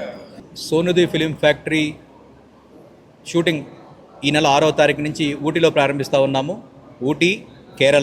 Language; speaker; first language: Telugu; native; Telugu